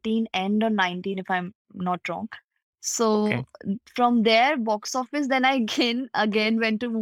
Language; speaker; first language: English; non-native, local second language; Punjabi